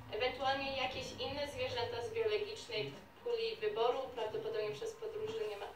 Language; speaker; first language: Polish; early bilingual, heritage; Polish